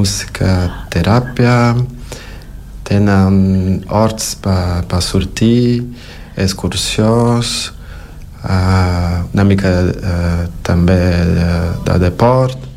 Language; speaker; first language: Catalan; non-native, local second language; Spanish